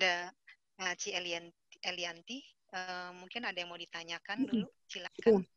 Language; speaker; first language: Indonesian; native; Indonesian